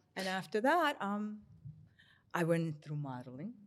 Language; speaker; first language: English; early bilingual, other home language; Spanish